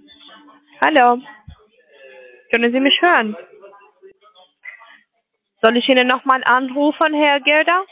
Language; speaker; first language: German; non-native, learner; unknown